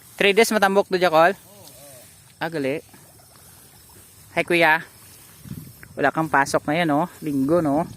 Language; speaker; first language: Filipino; non-native, local second language; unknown